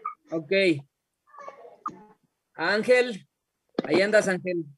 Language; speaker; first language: Spanish; native; Spanish